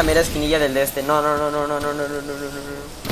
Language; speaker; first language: Spanish; native; Spanish